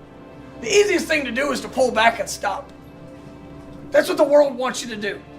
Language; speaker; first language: English; native; English